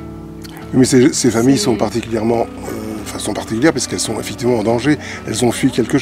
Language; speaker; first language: French; native; French